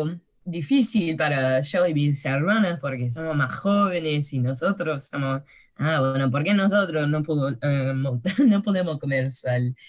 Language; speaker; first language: Spanish; early bilingual, heritage; Spanish